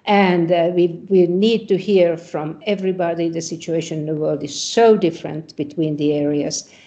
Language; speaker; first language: English; non-native, fluent; Finnish